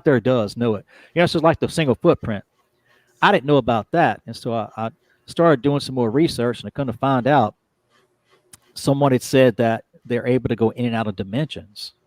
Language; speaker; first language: English; native; English